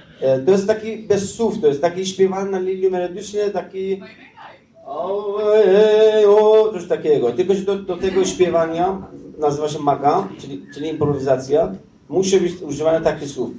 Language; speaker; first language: Polish; non-native, learner; Persian